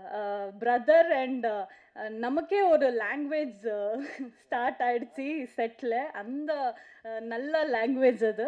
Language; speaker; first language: Tamil; non-native, learner; Kannada